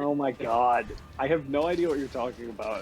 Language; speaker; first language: English; native; English